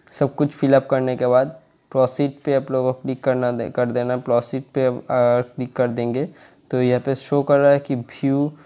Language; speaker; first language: Hindi; non-native, local second language; Bangla